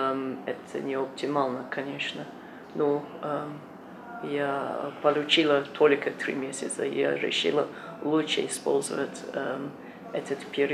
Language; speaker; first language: Russian; non-native, learner; English